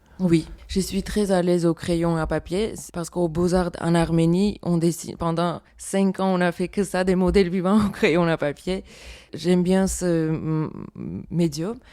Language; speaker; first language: French; non-native, fluent; Armenian